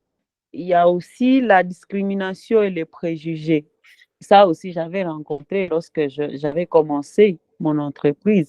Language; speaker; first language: French; non-native, local second language; Swahili